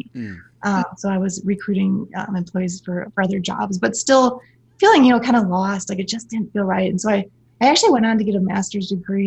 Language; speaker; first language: English; native; English